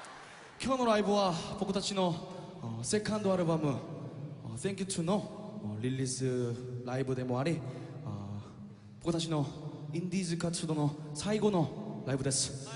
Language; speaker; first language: Japanese; non-native, fluent; Korean